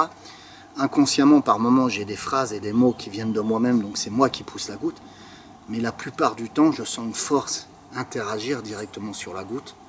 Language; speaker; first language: French; native; French